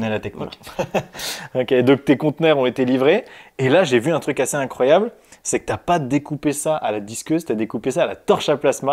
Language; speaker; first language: French; native; French